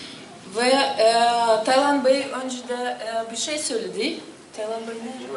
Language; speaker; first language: Turkish; non-native, learner; Russian